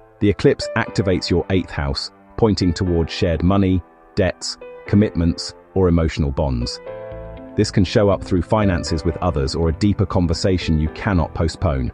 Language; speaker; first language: English; native; English